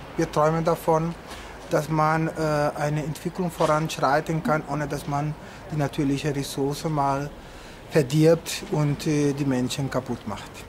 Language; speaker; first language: German; non-native, fluent; Portuguese